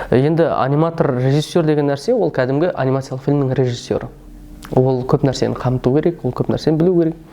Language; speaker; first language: Kazakh; early bilingual, heritage; Kazakh